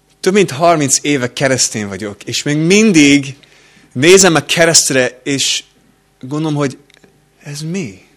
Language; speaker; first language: Hungarian; non-native, fluent; English